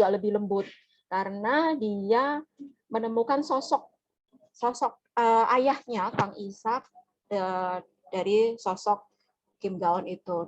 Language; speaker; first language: Indonesian; native; Indonesian